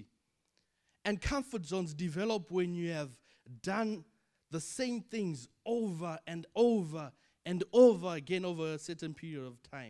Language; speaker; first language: English; non-native, local second language; Shona